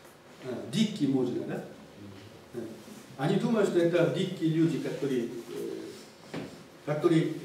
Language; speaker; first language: Russian; non-native, fluent; Korean